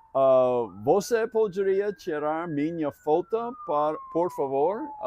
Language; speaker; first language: Portuguese; non-native, learner; English